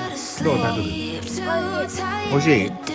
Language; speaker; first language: Japanese; non-native, learner; Chinese